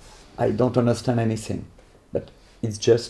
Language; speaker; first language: English; non-native, learner; French